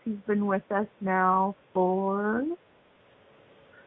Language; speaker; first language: English; native; English